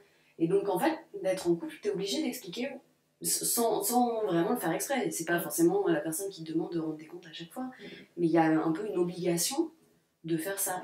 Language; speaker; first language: French; native; French